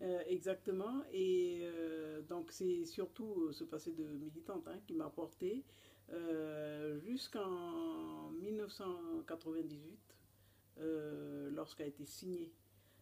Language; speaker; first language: French; non-native, local second language; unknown